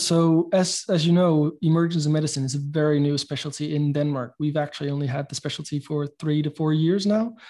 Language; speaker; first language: English; non-native, fluent; Danish